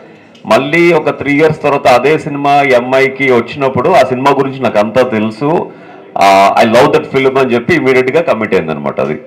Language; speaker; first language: Telugu; native; Telugu